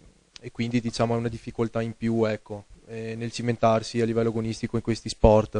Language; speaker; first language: Italian; native; Italian